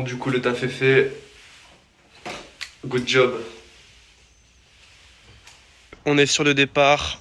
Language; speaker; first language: French; native; French